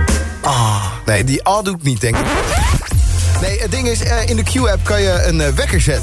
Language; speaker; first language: Dutch; native; Dutch